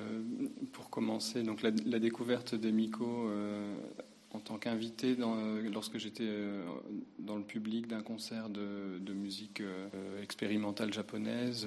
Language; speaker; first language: French; native; French